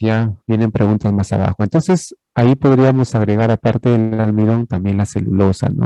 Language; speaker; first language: Spanish; native; Spanish